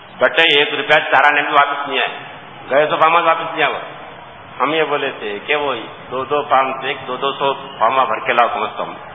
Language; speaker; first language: Urdu; native; Urdu